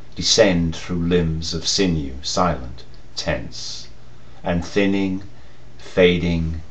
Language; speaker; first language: English; native; English